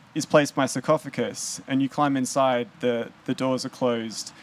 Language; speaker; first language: English; native; English